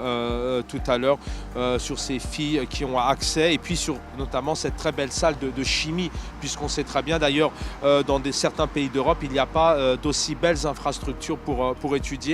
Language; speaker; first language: French; native; French